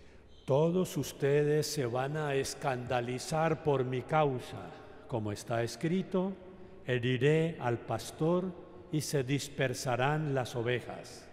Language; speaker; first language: Spanish; native; Spanish